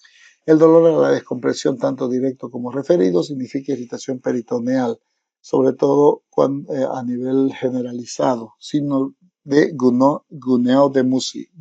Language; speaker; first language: Spanish; native; Spanish